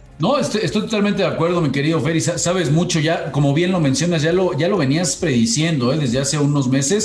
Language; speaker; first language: Spanish; native; Spanish